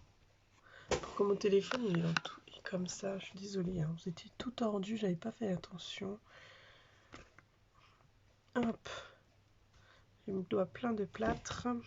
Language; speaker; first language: French; native; French